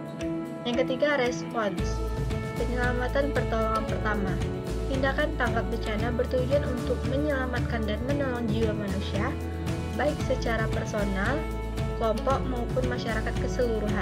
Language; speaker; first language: Indonesian; native; Indonesian